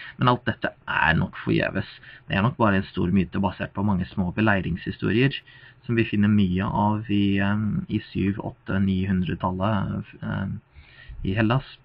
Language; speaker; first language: Norwegian; non-native, fluent; English